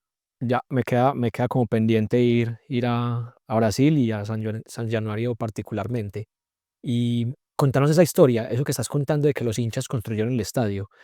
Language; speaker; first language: Spanish; native; Spanish